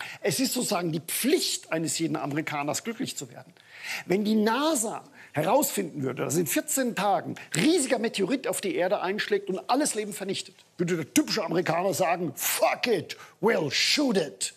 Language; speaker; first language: German; native; German